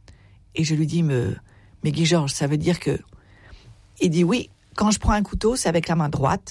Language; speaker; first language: French; native; French